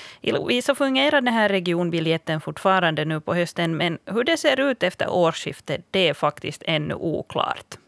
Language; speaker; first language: Swedish; native; Swedish